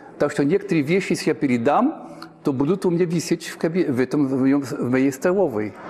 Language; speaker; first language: Russian; early bilingual, heritage; Russian